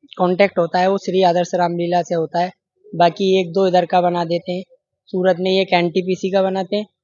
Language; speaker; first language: Hindi; native; Hindi